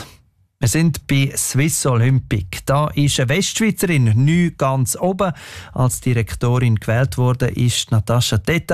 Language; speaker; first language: German; native; German